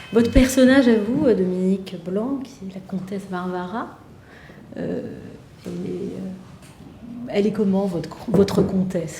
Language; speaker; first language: French; native; French